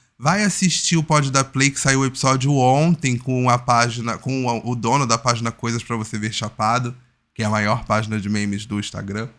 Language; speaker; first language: Portuguese; native; Portuguese